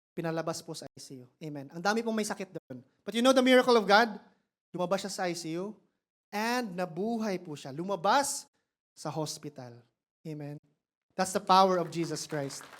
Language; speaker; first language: Filipino; non-native, local second language; Cebuano